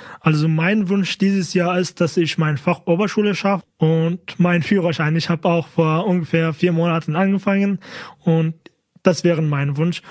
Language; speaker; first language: German; non-native, fluent; Kurdish